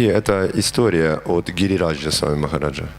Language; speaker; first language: Russian; native; Russian